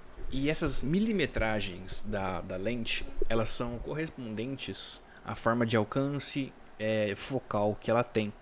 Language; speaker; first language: Portuguese; native; Portuguese